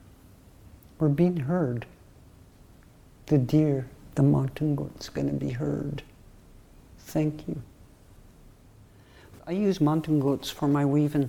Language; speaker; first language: English; native; English